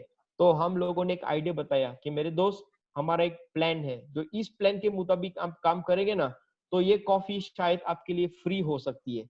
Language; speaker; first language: Hindi; native; Hindi